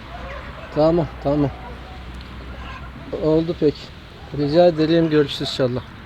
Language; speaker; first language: Turkish; non-native, learner; Urdu